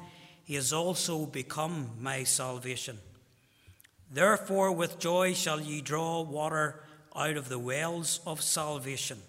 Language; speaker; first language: English; native; English